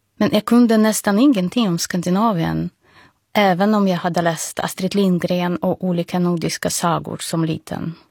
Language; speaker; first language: Swedish; non-native, fluent; Russian